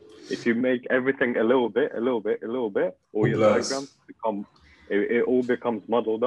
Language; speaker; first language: English; non-native, fluent; Russian